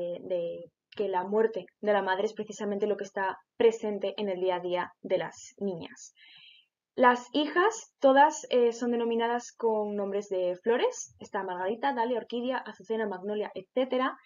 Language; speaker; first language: Spanish; native; Spanish